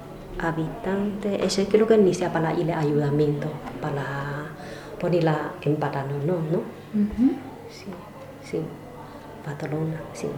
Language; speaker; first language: Spanish; non-native, learner; Chinese